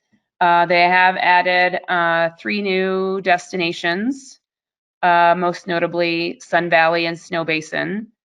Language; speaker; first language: English; native; English